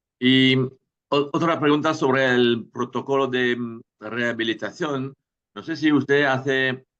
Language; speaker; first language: Spanish; non-native, fluent; French